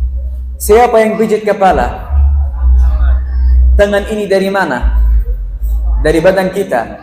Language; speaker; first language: Indonesian; non-native, fluent; Arabic